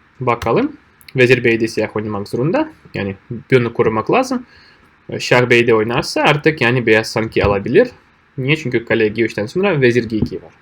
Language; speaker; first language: Turkish; non-native, fluent; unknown